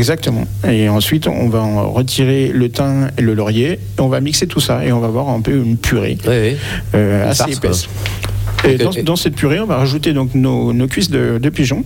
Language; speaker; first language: French; native; French